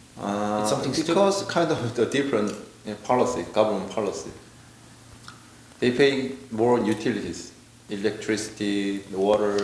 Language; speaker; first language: English; non-native, learner; Korean